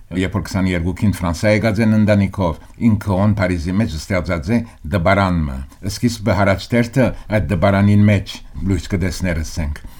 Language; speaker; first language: Armenian; early bilingual, heritage; Armenian